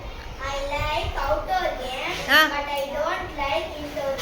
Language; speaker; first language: English; non-native, learner; Tamil